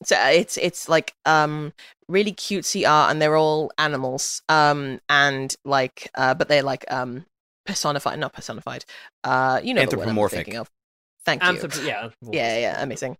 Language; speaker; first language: English; native; English